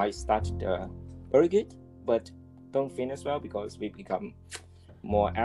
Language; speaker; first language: English; non-native, local second language; Cantonese